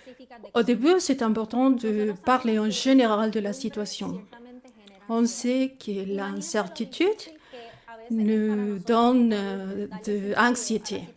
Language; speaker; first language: French; non-native, fluent; Spanish